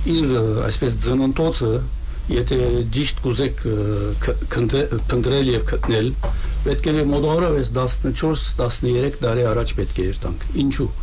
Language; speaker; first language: Armenian; native; Armenian